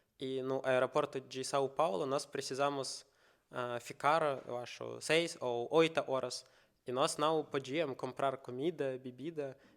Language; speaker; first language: Portuguese; non-native, learner; Russian